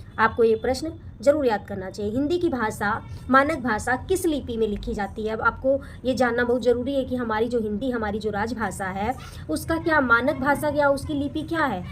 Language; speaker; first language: Hindi; native; Hindi